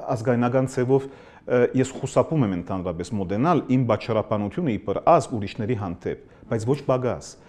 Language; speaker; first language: Armenian; early bilingual, heritage; Armenian